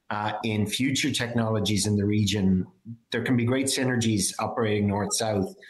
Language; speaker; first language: English; native; English